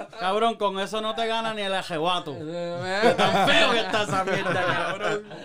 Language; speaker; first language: Spanish; early bilingual, heritage; Spanish